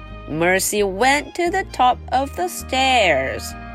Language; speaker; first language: English; non-native, fluent; Chinese